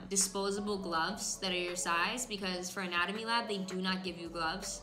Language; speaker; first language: English; native; English